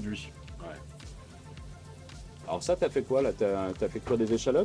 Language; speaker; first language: French; native; French